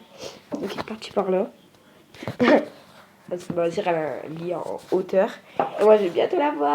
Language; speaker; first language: French; native; French